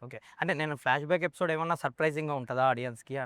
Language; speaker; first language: Telugu; native; Telugu